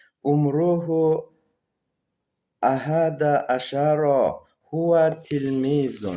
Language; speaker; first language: Arabic; non-native, learner; Uzbek